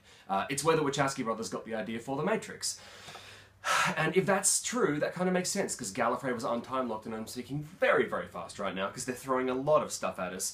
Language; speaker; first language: English; native; English